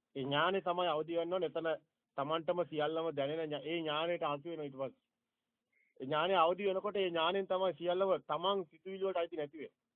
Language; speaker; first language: Sinhala; native; Sinhala